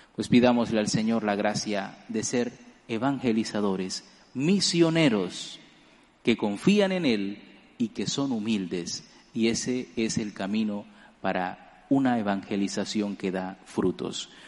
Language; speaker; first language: Spanish; native; Spanish